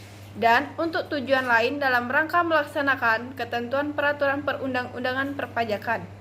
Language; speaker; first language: Indonesian; native; Indonesian